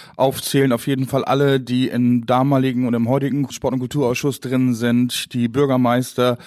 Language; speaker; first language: German; non-native, local second language; Low German